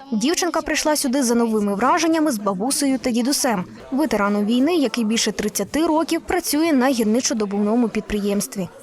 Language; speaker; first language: Ukrainian; native; Ukrainian